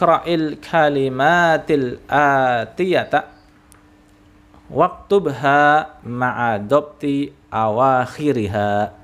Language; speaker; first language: Arabic; non-native, fluent; Indonesian